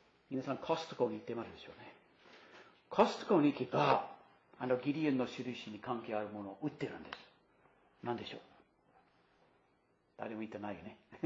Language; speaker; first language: Japanese; non-native, fluent; English